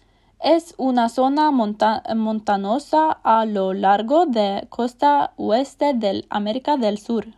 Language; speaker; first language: Spanish; non-native, fluent; Norwegian